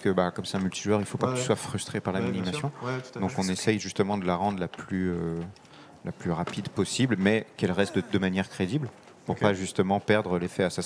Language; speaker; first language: French; native; French